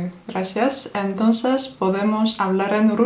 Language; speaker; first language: Spanish; non-native, fluent; Turkish